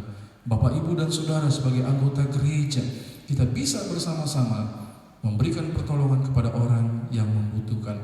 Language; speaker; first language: Indonesian; native; Indonesian